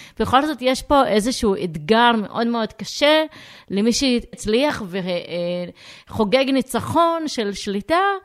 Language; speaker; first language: Hebrew; non-native, local second language; Arabic